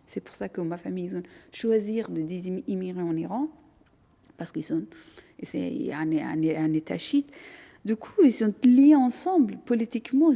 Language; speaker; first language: French; non-native, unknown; Persian